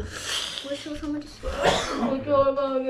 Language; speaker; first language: Japanese; early bilingual, other home language; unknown